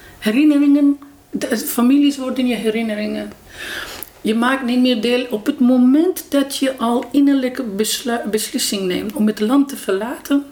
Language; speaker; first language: Dutch; non-native, fluent; Persian